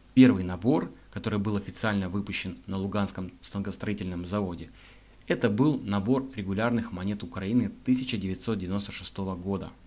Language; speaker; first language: Russian; native; Russian